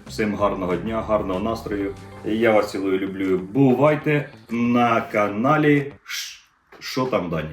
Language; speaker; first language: Ukrainian; native; Ukrainian